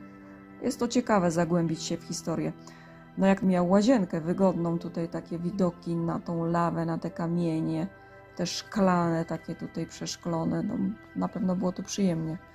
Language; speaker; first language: Polish; native; Polish